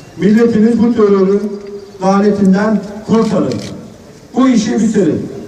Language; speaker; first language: Turkish; native; Turkish